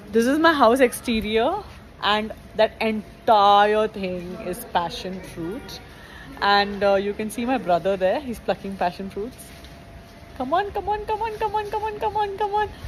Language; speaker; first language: English; non-native, local second language; Kannada